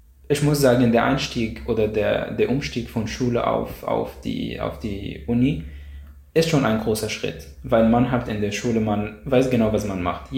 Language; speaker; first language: German; non-native, fluent; Arabic